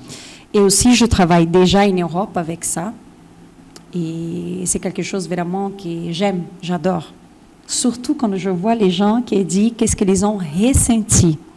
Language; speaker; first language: French; non-native, fluent; Portuguese